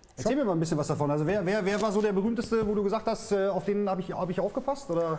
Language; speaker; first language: German; native; German